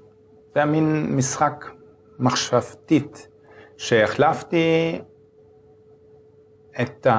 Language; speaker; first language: Hebrew; non-native, fluent; German